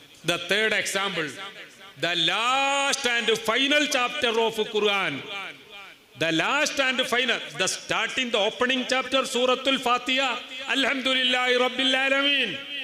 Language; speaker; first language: English; non-native, local second language; Malayalam